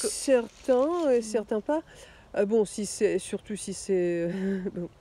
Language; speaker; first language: French; non-native, fluent; Russian